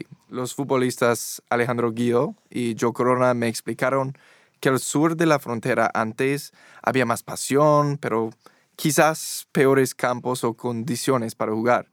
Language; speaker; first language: Spanish; non-native, fluent; English